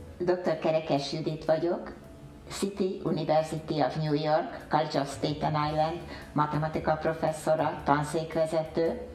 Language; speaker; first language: Hungarian; early bilingual, heritage; Hungarian